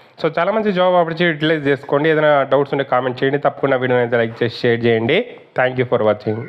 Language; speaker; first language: Telugu; native; Telugu